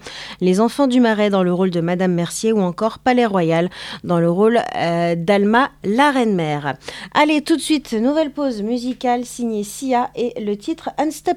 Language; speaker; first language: French; native; French